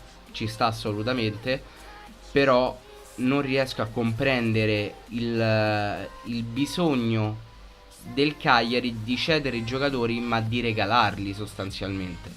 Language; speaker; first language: Italian; native; Italian